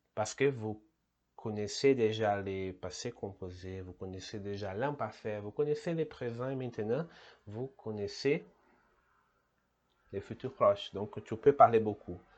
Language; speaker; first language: French; non-native, learner; Portuguese